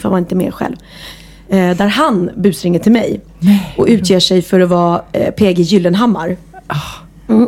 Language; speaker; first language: Swedish; native; Swedish